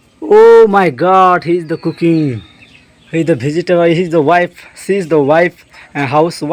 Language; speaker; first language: English; non-native, learner; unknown